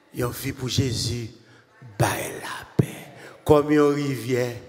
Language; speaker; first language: French; non-native, local second language; Haitian Creole